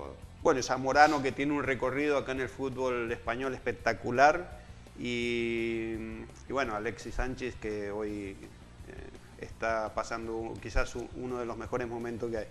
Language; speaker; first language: Spanish; native; Spanish